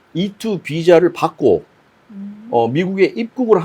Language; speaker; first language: Korean; native; Korean